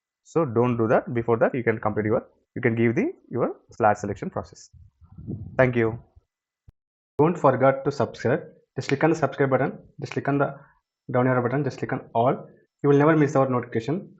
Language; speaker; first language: English; non-native, local second language; Telugu